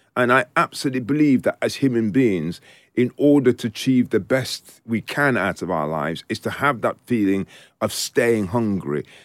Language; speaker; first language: English; native; English